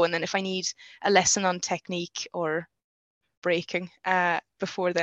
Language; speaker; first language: English; native; English